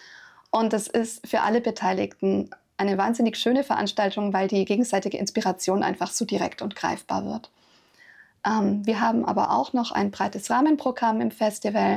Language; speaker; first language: German; native; German